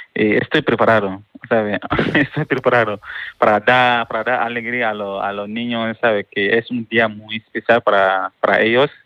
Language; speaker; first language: Spanish; non-native, learner; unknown